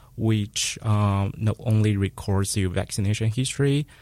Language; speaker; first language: English; non-native, fluent; Chinese